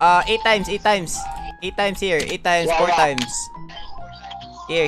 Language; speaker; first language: English; non-native, local second language; Filipino